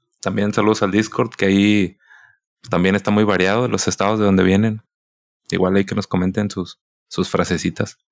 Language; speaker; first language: Spanish; native; Spanish